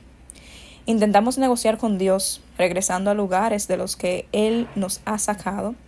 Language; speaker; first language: Spanish; native; Spanish